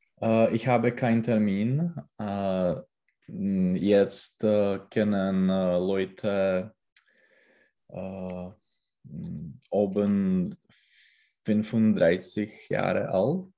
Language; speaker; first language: German; non-native, learner; Czech